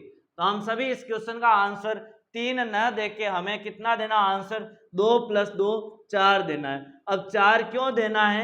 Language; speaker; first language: Hindi; native; Hindi